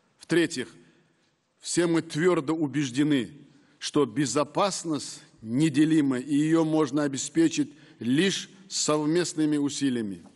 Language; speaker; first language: Russian; non-native, local second language; Uzbek